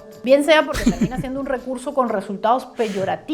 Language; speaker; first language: Spanish; native; Spanish